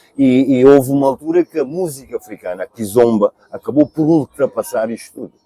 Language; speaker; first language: Portuguese; early bilingual, other home language; Kabuverdianu